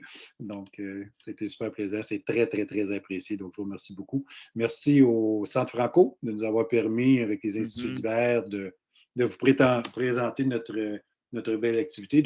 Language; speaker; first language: French; native; French